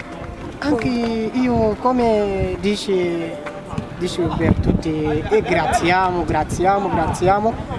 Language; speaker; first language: Italian; non-native, learner; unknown